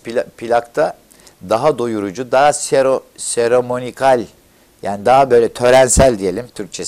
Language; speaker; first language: Turkish; native; Turkish